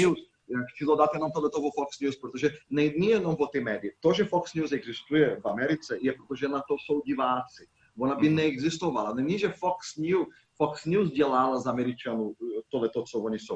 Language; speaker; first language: Czech; non-native, fluent; Portuguese